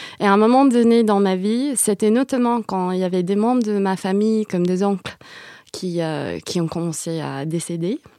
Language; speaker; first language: French; non-native, fluent; English